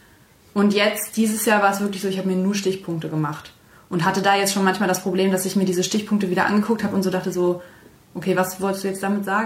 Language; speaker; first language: German; native; German